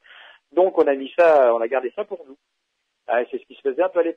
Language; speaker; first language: French; native; French